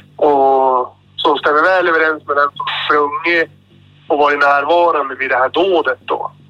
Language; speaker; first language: Swedish; native; Swedish